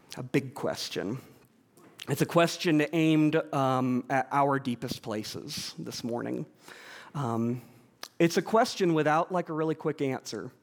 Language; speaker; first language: English; native; English